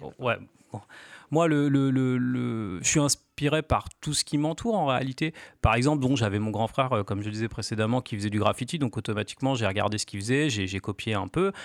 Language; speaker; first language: French; native; French